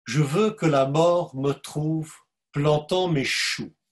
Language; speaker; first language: French; non-native, fluent; English